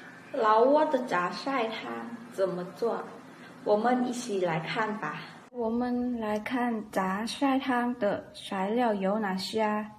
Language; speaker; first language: Chinese; non-native, learner; Lao